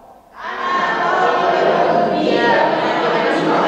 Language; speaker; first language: Arabic; non-native, learner; Indonesian